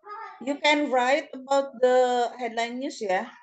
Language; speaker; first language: English; non-native, fluent; Indonesian